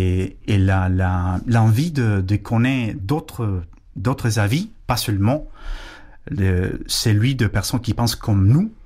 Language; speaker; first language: French; non-native, fluent; Spanish